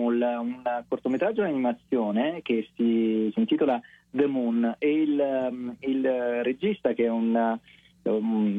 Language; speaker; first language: Italian; native; Italian